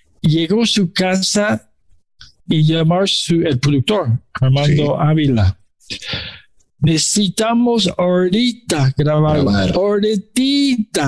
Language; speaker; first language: Spanish; non-native, learner; English